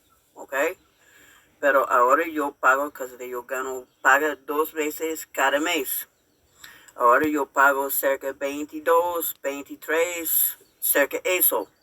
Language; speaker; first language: Spanish; non-native, learner; English